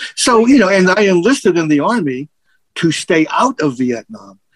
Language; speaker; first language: English; native; English